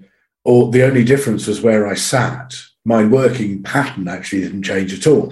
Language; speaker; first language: English; native; English